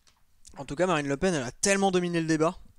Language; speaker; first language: French; native; French